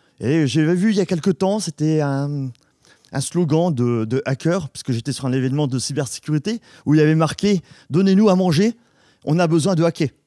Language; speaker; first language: French; native; French